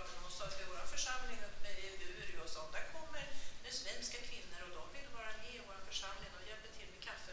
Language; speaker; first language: Swedish; native; Swedish